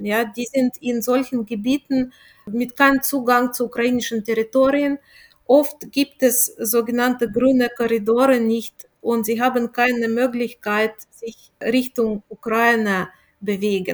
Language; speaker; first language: German; non-native, fluent; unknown